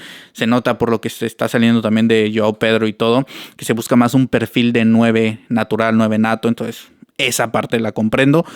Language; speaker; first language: Spanish; native; Spanish